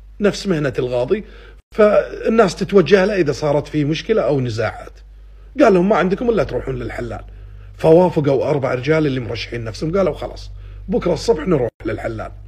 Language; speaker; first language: Arabic; native; Arabic